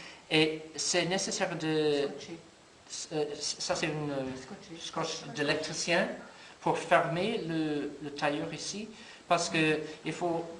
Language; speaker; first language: French; non-native, learner; English